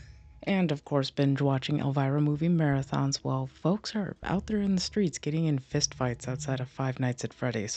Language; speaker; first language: English; native; English